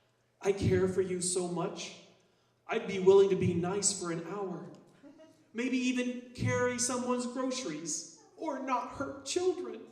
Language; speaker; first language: English; native; English